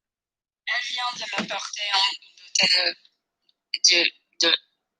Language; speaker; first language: French; non-native, learner; English